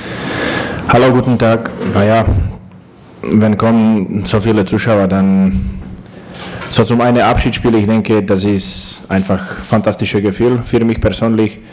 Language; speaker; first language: German; non-native, learner; Slovak